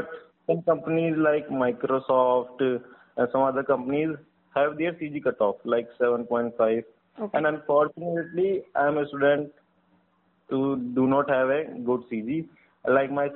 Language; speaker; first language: English; non-native, local second language; Hindi